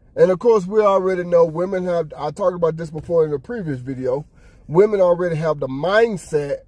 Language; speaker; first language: English; native; English